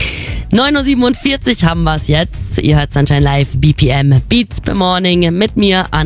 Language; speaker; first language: German; native; German